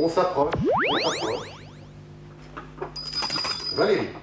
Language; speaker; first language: French; native; French